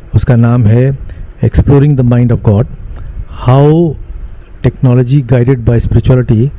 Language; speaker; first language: Hindi; native; Hindi